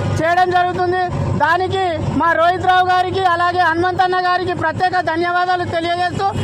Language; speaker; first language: Telugu; non-native, local second language; Lambadi